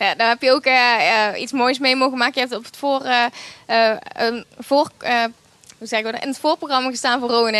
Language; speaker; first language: Dutch; native; Dutch